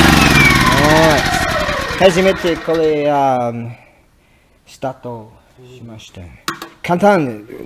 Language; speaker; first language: Japanese; non-native, learner; English